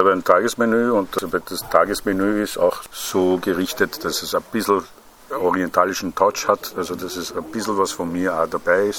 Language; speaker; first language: German; non-native, fluent; Persian